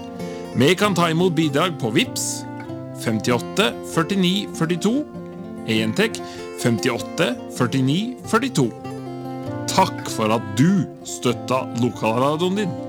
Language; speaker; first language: Norwegian; native; Norwegian